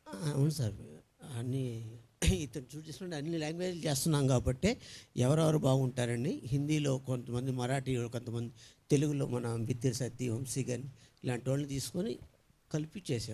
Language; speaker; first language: Telugu; native; Telugu